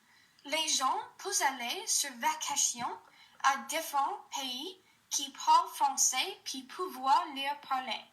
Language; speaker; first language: French; non-native, learner; English